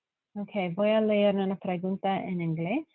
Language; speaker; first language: Spanish; non-native, fluent; English